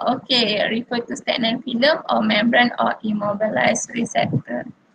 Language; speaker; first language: English; non-native, local second language; Malay